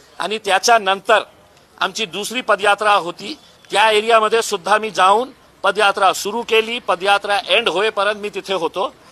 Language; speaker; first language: Marathi; non-native, local second language; Urdu